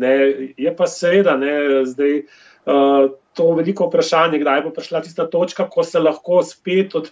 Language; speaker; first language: Slovenian; native; Slovenian